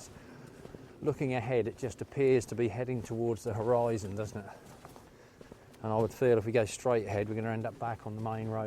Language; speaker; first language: English; native; English